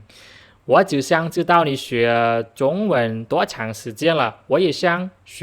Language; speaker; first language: Chinese; non-native, fluent; Khmer